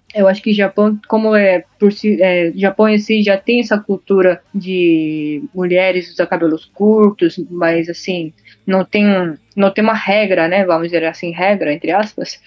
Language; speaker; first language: Portuguese; early bilingual, other home language; Japanese